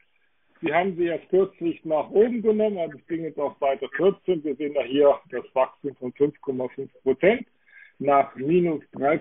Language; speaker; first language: German; native; German